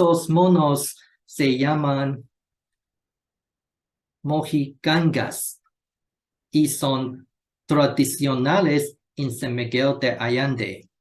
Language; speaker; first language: Spanish; non-native, learner; Chinese